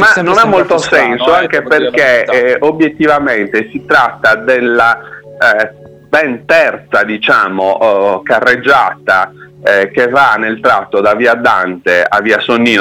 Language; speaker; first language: Italian; native; Italian